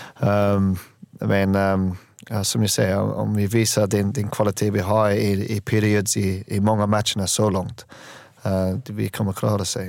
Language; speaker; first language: Swedish; non-native, learner; English